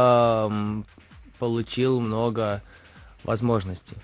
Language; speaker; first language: Russian; early bilingual, heritage; Russian